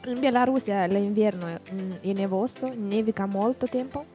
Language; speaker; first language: Italian; non-native, learner; Romanian